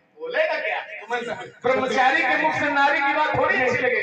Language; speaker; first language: Hindi; native; Hindi